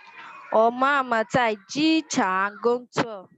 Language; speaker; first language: Chinese; non-native, learner; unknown